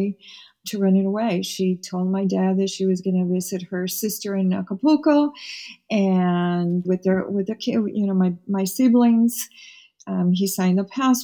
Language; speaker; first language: English; early bilingual, other home language; Spanish